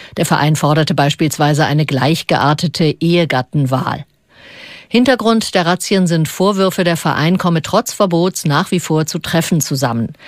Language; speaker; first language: German; native; German